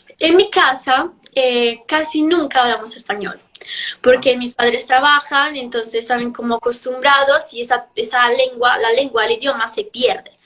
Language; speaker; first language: Spanish; early bilingual, heritage; Italian